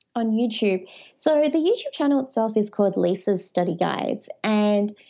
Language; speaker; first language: English; native; English